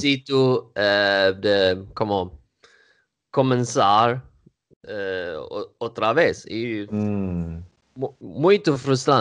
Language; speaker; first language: Portuguese; non-native, learner; Swedish